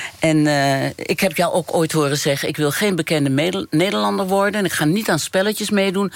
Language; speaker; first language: Dutch; native; Dutch